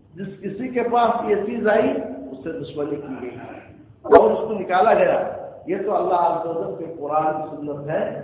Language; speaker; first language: Urdu; native; Urdu